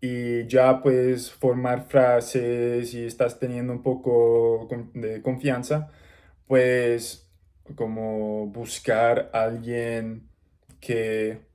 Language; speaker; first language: Spanish; non-native, learner; English